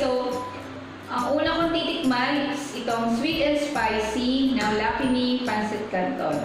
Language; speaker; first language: Filipino; native; Filipino